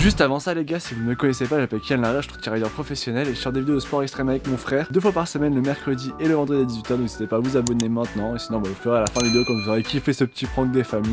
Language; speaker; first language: French; native; French